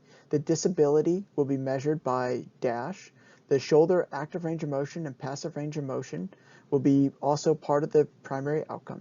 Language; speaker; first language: English; native; English